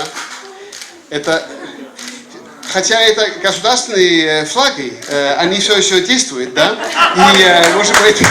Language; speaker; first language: Russian; non-native, fluent; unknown